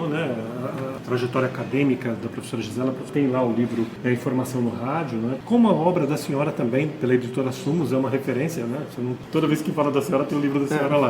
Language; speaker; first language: Portuguese; native; Portuguese